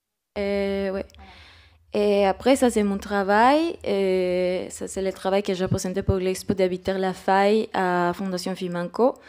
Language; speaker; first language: French; non-native, fluent; Spanish